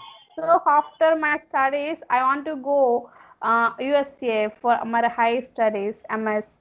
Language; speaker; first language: English; non-native, learner; Telugu